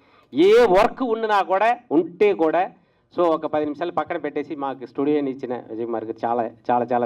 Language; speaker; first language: Telugu; native; Telugu